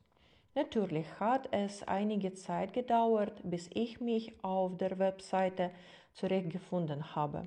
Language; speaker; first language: German; non-native, fluent; Ukrainian